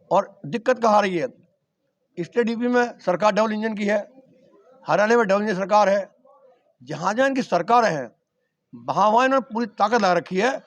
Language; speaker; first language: Hindi; native; Hindi